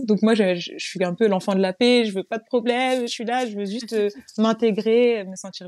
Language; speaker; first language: French; native; French